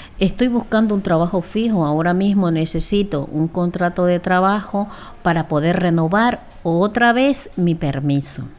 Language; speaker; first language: Spanish; native; Spanish